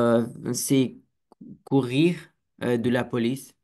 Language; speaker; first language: French; non-native, learner; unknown